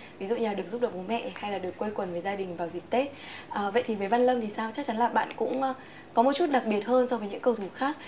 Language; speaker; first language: Vietnamese; native; Vietnamese